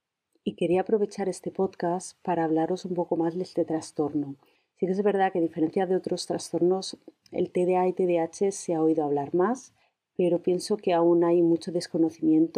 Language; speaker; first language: Spanish; native; Spanish